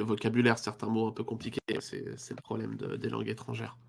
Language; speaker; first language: French; native; French